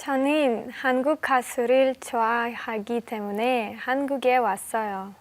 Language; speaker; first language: Korean; non-native, learner; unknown